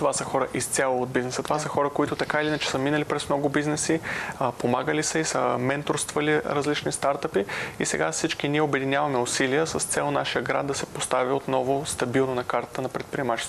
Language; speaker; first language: Bulgarian; native; Bulgarian